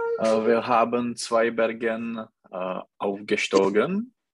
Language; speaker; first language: German; non-native, learner; Czech